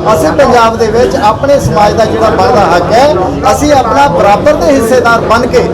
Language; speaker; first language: Hindi; non-native, local second language; Punjabi